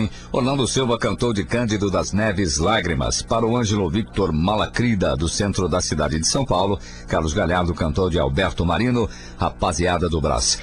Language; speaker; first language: Portuguese; native; Portuguese